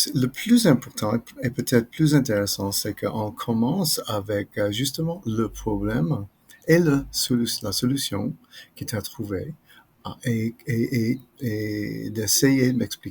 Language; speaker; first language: French; non-native, fluent; English